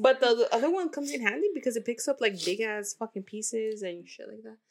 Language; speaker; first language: English; early bilingual, other home language; Spanish